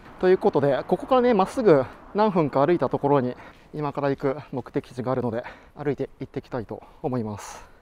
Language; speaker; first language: Japanese; native; Japanese